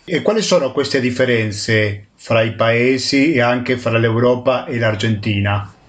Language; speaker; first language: Italian; non-native, fluent; Spanish